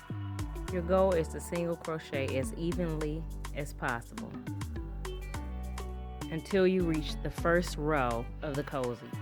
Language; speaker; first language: English; native; English